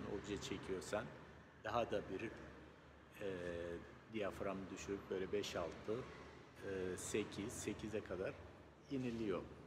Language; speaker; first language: Turkish; native; Turkish